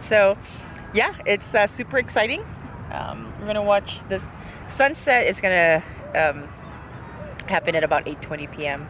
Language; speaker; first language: English; non-native, local second language; Filipino